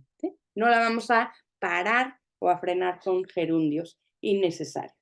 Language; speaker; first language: Spanish; native; Spanish